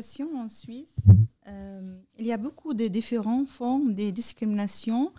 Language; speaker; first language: French; non-native, learner; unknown